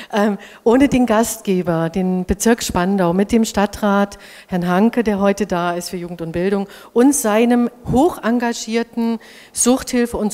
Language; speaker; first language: German; native; German